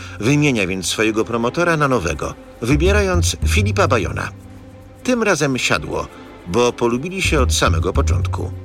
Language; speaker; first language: Polish; native; Polish